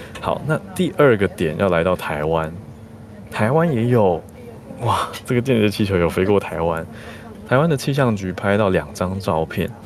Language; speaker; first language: Chinese; native; Chinese